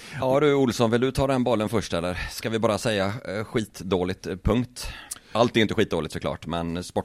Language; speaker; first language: Swedish; native; Swedish